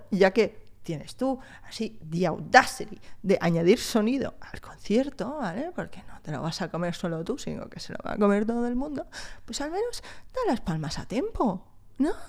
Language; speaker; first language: Spanish; early bilingual, other home language; French